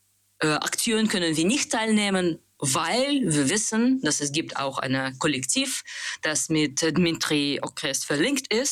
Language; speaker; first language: German; non-native, learner; Russian